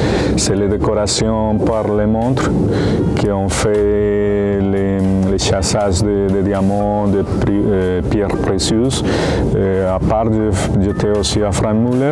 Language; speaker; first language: French; non-native, fluent; Spanish